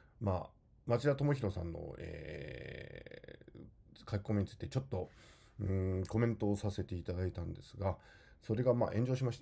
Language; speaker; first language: Japanese; native; Japanese